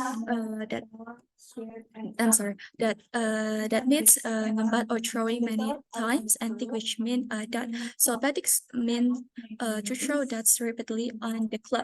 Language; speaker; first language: English; non-native, learner; Indonesian